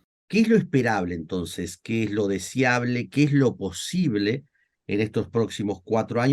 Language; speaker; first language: Spanish; native; Spanish